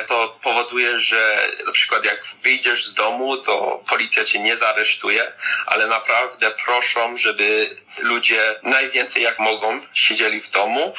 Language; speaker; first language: Polish; early bilingual, heritage; Polish